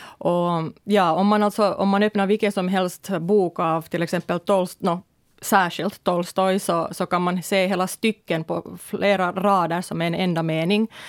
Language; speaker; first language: Swedish; early bilingual, other home language; Russian